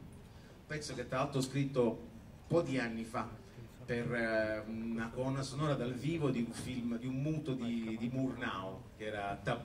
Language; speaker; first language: Italian; native; Italian